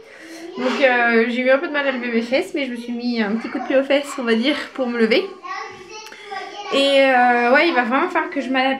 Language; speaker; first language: French; native; French